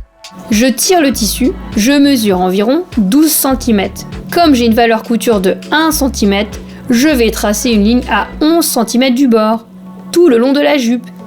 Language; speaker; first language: French; native; French